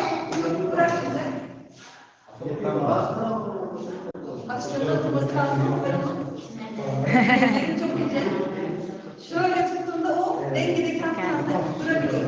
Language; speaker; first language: Turkish; native; Turkish